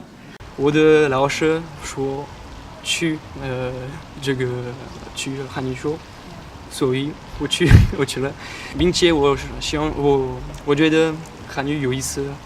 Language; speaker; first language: Chinese; non-native, learner; French